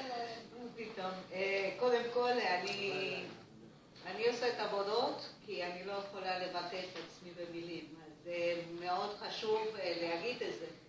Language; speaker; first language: Hebrew; non-native, fluent; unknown